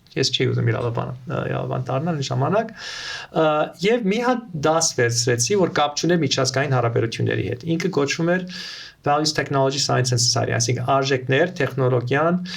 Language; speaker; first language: Armenian; early bilingual, heritage; Armenian